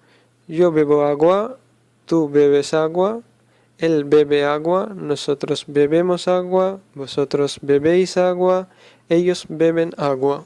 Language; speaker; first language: Spanish; non-native, learner; Urdu